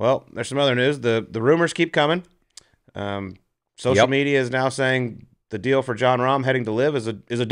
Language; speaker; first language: English; native; English